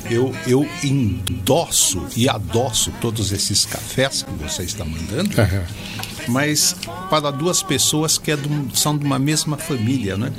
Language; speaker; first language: Portuguese; native; Portuguese